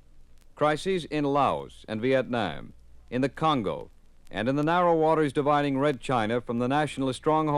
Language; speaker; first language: English; native; English